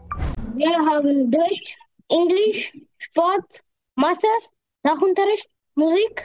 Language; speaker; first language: German; non-native, learner; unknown